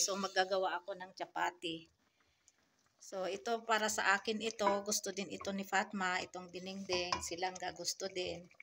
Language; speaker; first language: Filipino; non-native, local second language; Iloko